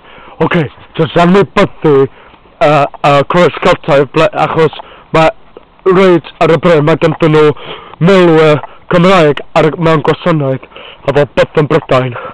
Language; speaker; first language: Welsh; non-native, learner; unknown